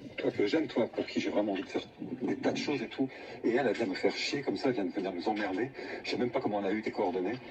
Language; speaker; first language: French; native; French